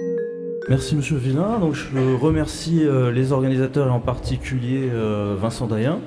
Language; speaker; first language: French; native; French